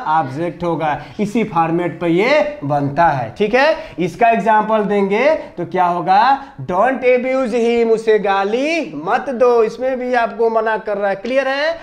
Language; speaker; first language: Hindi; native; Hindi